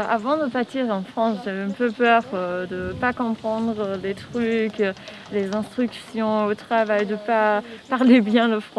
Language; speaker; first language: French; non-native, learner; German